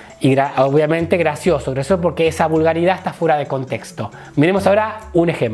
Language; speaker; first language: Spanish; native; Spanish